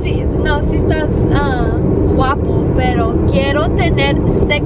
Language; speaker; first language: Spanish; early bilingual, heritage; Spanish